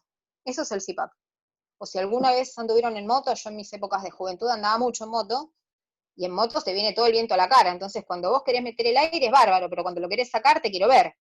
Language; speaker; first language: Spanish; native; Spanish